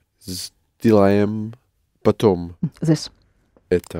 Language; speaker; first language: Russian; non-native, learner; English